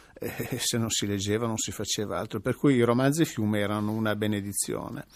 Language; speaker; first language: Italian; native; Italian